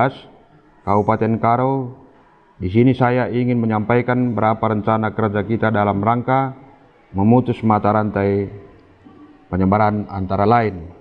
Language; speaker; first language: Indonesian; non-native, local second language; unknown